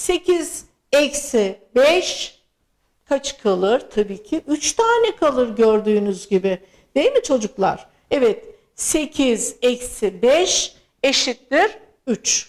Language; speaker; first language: Turkish; native; Turkish